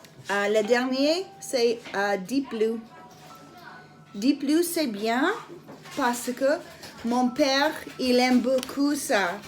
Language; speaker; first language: French; non-native, learner; English